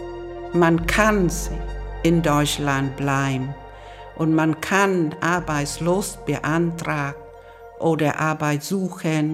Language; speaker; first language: German; non-native, learner; Vietnamese